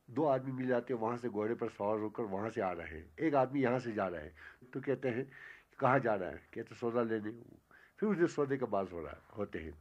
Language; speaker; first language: Urdu; non-native, local second language; Ladakhi